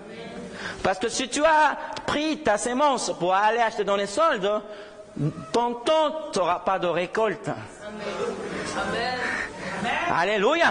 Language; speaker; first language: French; non-native, fluent; Spanish